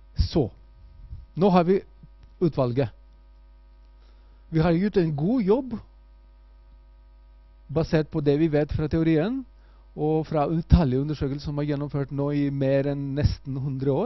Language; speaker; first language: Norwegian; non-native, fluent; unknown